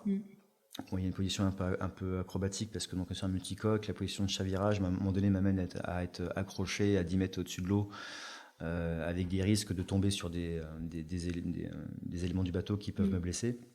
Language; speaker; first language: French; native; French